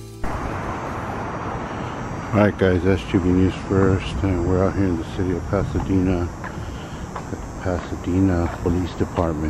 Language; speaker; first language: English; early bilingual, other home language; Spanish